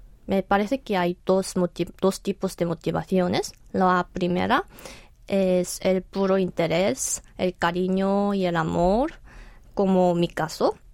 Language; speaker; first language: Spanish; non-native, fluent; Korean